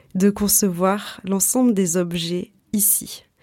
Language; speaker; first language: French; native; French